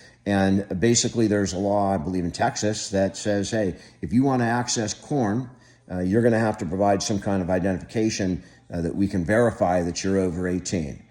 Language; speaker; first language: English; native; English